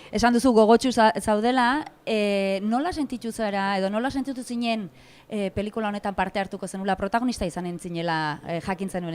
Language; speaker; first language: Basque; native; Basque